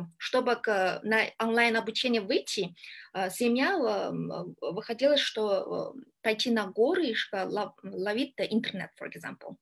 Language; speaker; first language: Russian; non-native, learner; Kyrgyz